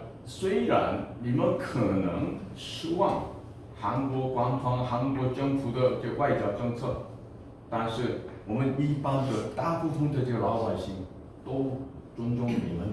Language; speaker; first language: Chinese; non-native, fluent; Korean